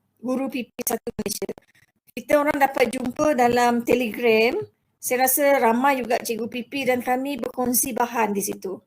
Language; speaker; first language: Malay; non-native, local second language; Iban